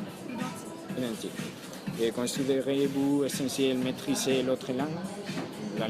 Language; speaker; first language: French; non-native, learner; Spanish